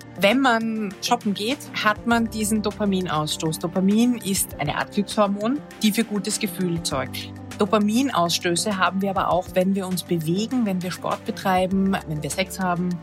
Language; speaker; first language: German; native; German